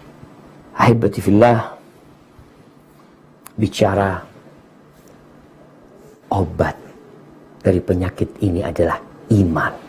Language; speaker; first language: Indonesian; native; Indonesian